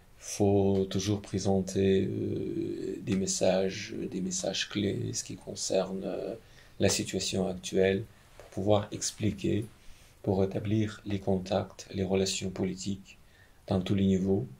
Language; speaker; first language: French; non-native, fluent; Ukrainian